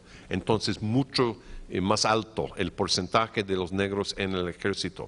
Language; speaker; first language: Spanish; non-native, fluent; English